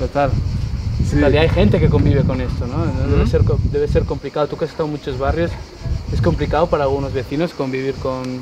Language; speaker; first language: Spanish; native; Spanish